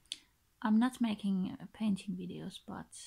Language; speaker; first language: English; non-native, learner; Finnish